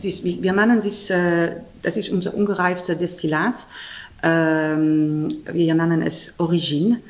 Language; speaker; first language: German; non-native, learner; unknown